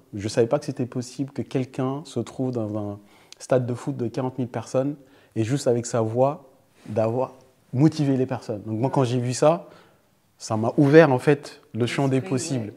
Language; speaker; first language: French; early bilingual, other home language; Fula